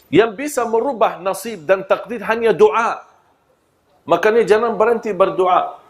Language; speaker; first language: Malay; non-native, fluent; Arabic